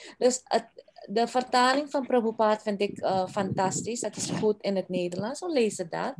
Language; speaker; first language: Dutch; non-native, local second language; Caribbean Hindustani